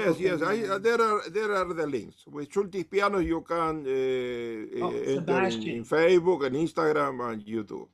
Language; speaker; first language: English; non-native, learner; Spanish